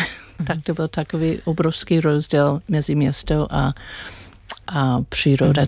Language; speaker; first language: Czech; non-native, learner; English